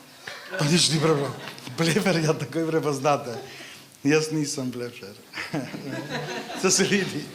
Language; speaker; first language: Slovenian; non-native, fluent; Macedonian